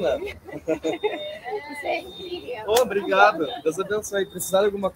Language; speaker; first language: Portuguese; native; Portuguese